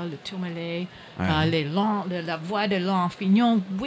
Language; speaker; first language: French; non-native, learner; English